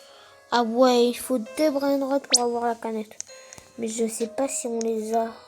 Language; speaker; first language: French; native; French